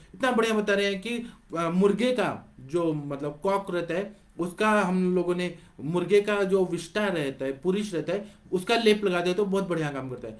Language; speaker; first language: Hindi; non-native, local second language; Marathi